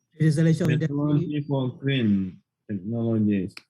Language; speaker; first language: English; non-native, learner; Malay